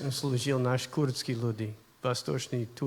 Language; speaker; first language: Russian; non-native, learner; English